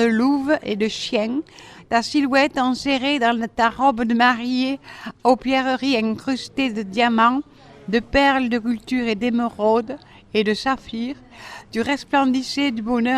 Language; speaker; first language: French; native; French